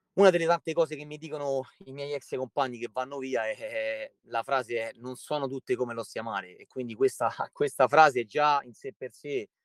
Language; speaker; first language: Italian; native; Italian